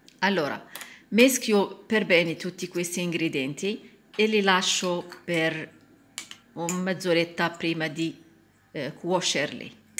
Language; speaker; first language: Italian; non-native, learner; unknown